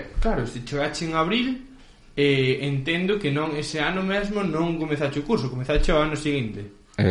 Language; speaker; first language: Galician; early bilingual, other home language; Spanish